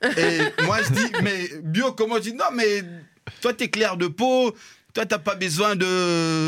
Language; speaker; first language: French; non-native, local second language; Lingala